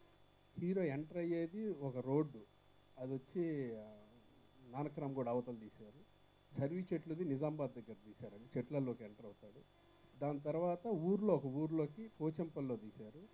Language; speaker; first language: Telugu; native; Telugu